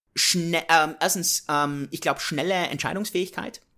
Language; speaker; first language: German; native; German